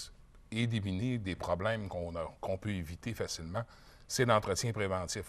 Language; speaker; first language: French; native; French